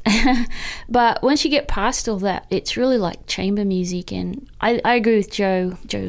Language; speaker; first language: English; native; English